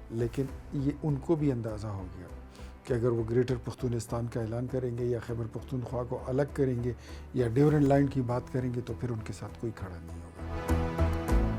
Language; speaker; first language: Urdu; non-native, local second language; Pashto